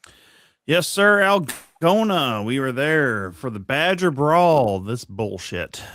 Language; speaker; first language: English; native; English